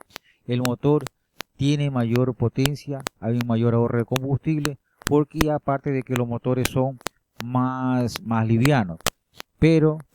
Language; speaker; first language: Spanish; native; Spanish